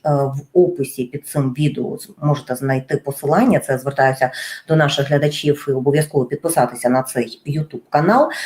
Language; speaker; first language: Ukrainian; native; Ukrainian